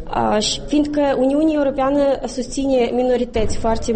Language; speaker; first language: Romanian; non-native, local second language; Gagauz